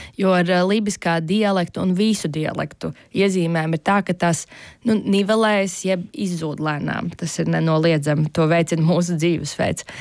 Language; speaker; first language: Latvian; native; Latvian